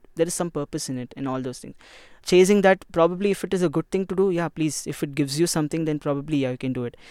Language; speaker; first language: English; non-native, local second language; Kannada